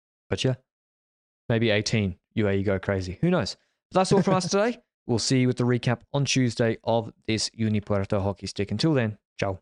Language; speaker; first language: English; native; English